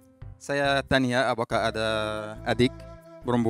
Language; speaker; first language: Indonesian; non-native, fluent; Arabic